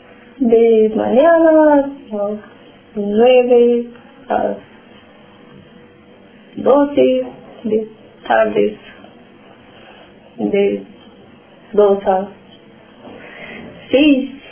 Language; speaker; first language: Spanish; non-native, learner; Romanian